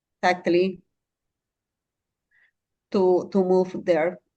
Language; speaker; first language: English; non-native, learner; Spanish